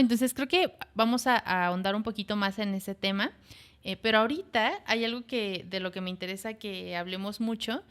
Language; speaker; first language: Spanish; native; Spanish